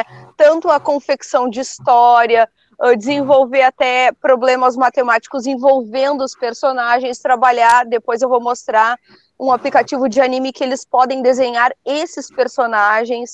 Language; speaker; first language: Portuguese; native; Portuguese